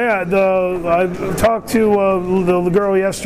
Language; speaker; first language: English; native; English